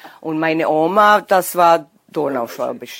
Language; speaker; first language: German; non-native, local second language; Serbian